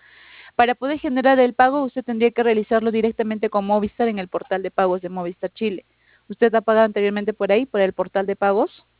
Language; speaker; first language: Spanish; native; Spanish